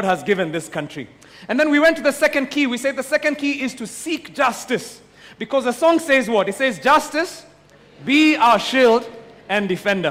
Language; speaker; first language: English; non-native, local second language; Kikuyu